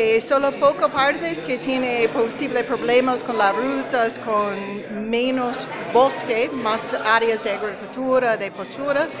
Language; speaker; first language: Spanish; non-native, learner; English